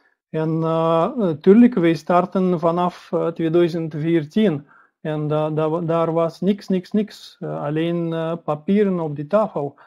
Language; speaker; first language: Dutch; non-native, learner; Russian